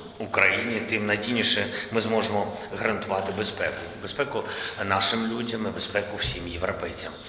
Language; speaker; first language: Ukrainian; non-native, local second language; Russian